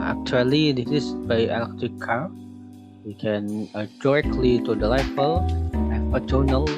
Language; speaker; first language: English; non-native, learner; Indonesian